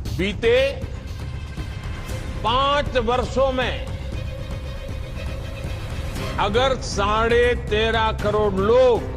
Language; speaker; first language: Hindi; non-native, local second language; Gujarati